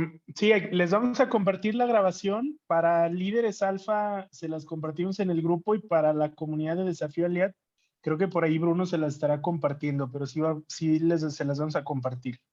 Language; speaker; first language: Spanish; native; Spanish